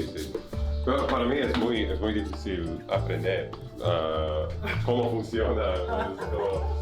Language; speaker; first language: Spanish; non-native, learner; English